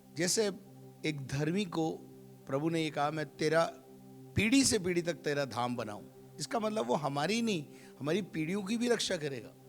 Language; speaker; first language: Hindi; native; Hindi